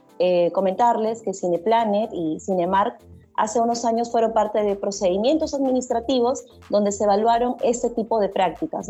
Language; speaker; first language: Spanish; native; Spanish